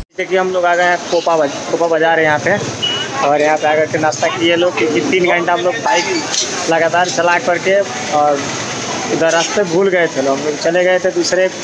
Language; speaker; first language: Hindi; non-native, local second language; Bhojpuri